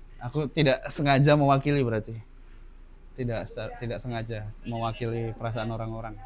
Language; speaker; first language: Indonesian; native; Indonesian